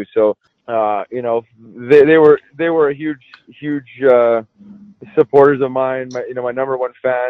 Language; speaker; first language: English; native; English